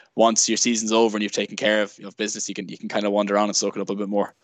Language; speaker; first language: English; native; English